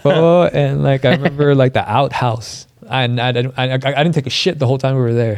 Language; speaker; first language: English; early bilingual, other home language; Spanish